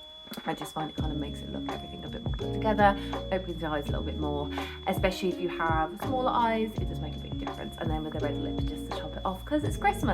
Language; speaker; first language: English; native; English